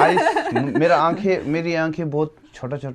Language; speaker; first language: Hindi; non-native, local second language; Tibetan